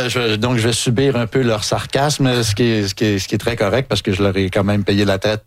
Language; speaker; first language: French; native; French